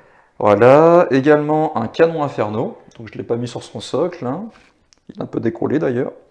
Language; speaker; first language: French; native; French